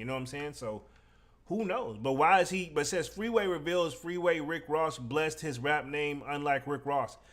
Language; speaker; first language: English; native; English